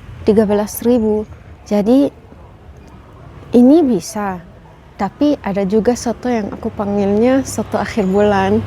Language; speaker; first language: Indonesian; non-native, fluent; Arabic